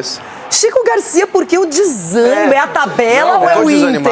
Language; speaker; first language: Portuguese; native; Portuguese